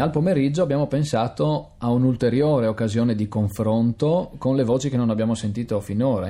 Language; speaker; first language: Italian; native; Italian